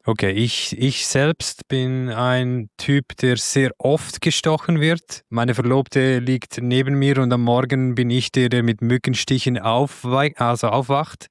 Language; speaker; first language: German; native; German